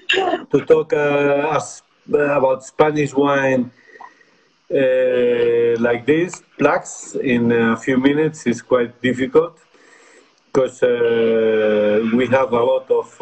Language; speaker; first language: English; non-native, fluent; Spanish